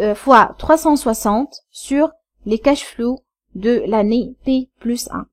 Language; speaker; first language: French; non-native, local second language; Arabic